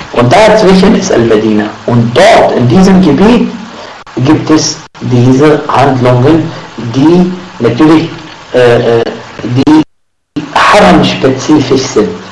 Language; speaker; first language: German; non-native, fluent; Arabic